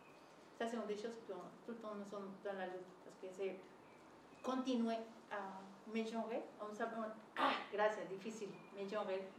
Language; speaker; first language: French; non-native, learner; Spanish